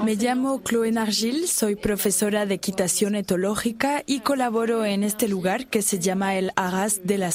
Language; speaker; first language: Spanish; non-native, fluent; French